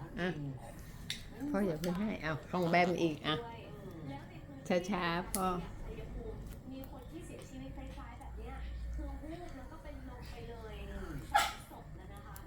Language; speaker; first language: Thai; native; Thai